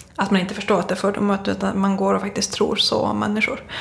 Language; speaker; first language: Swedish; native; Swedish